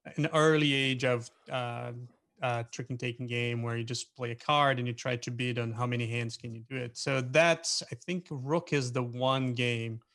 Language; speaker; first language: English; non-native, fluent; Portuguese